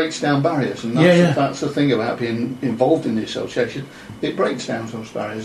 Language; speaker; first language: English; native; English